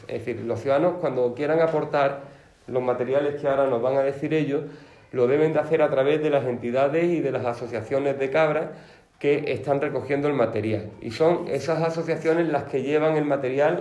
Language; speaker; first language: Spanish; native; Spanish